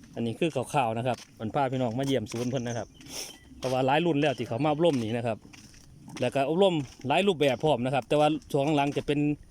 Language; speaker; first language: Thai; native; Thai